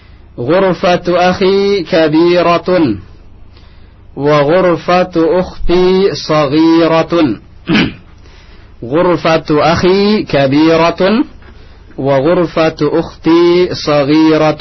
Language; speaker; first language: Arabic; non-native, fluent; Indonesian